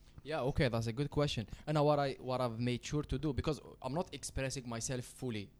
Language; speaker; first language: English; non-native, fluent; Arabic